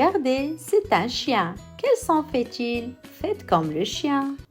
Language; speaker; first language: French; non-native, local second language; Arabic